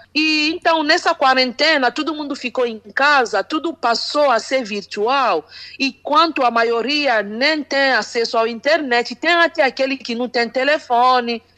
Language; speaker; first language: Portuguese; non-native, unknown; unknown